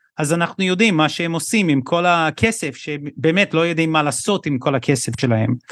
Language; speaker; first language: Hebrew; non-native, fluent; English